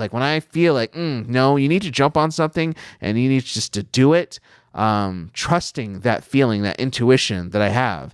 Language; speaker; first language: English; native; English